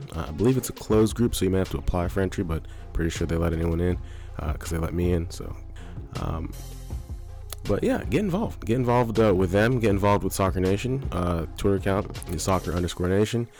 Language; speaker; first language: English; native; English